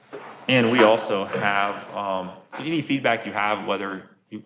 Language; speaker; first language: English; native; English